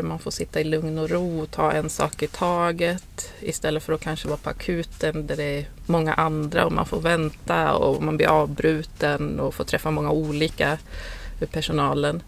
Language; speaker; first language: Swedish; native; Swedish